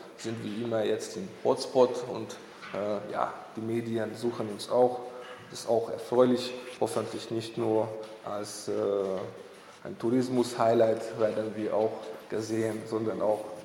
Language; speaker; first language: German; non-native, fluent; Hungarian